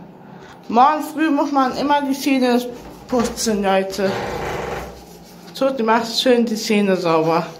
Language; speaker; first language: German; early bilingual, other home language; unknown